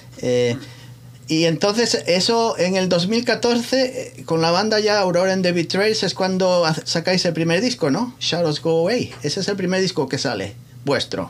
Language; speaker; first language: Spanish; native; Spanish